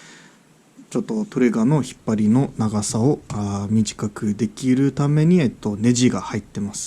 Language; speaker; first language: Japanese; early bilingual, heritage; English